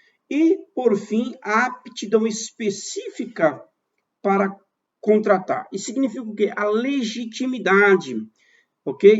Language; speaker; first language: Portuguese; native; Portuguese